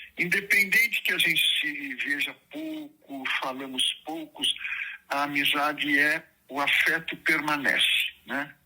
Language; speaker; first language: Portuguese; native; Portuguese